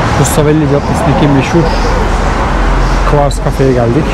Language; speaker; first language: Turkish; native; Turkish